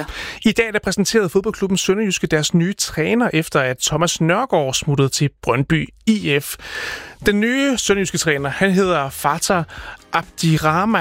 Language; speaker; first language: Danish; native; Danish